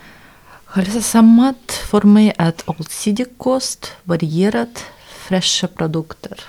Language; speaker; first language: Swedish; non-native, fluent; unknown